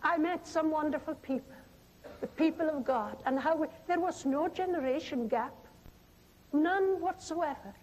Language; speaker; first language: English; non-native, local second language; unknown